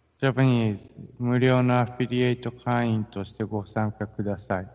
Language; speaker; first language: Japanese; native; Japanese